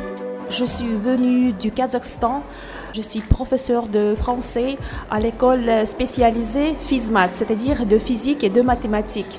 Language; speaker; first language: French; non-native, fluent; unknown